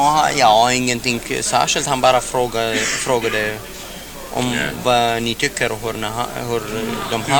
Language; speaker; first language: Swedish; non-native, fluent; Arabic